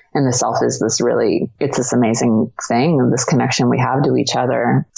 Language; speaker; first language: English; native; English